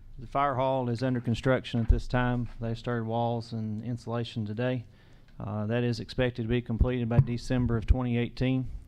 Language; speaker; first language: English; native; English